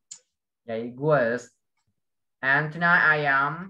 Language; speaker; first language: English; non-native, fluent; Vietnamese